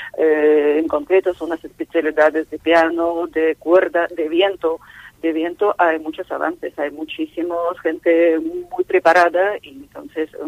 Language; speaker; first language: Spanish; non-native, fluent; Russian